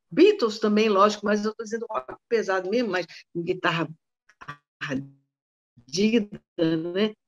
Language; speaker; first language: Portuguese; native; Portuguese